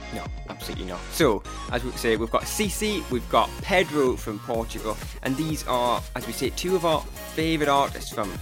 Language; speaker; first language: English; native; English